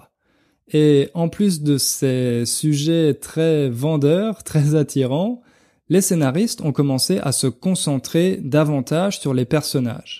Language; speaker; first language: French; native; French